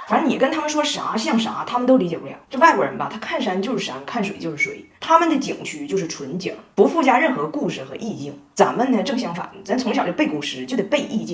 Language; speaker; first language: Chinese; native; Chinese